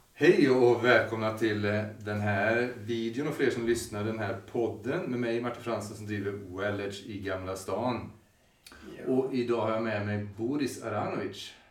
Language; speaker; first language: Swedish; native; Swedish